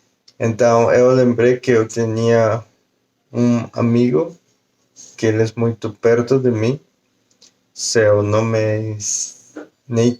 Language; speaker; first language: Portuguese; non-native, learner; Spanish